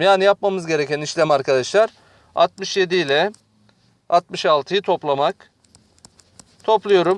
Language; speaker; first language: Turkish; native; Turkish